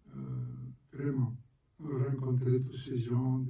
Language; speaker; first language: French; non-native, fluent; Spanish